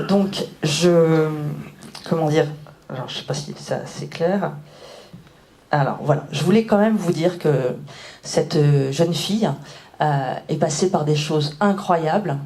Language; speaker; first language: French; native; French